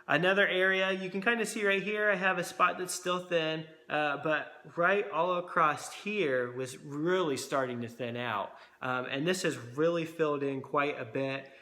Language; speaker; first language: English; native; English